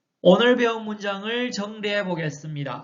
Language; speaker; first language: Korean; non-native, fluent; Chinese